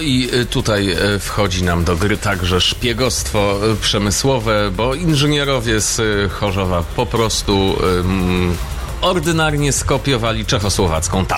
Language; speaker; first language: Polish; native; Polish